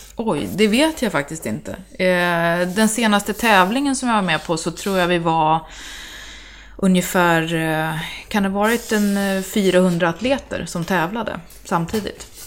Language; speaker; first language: Swedish; native; Swedish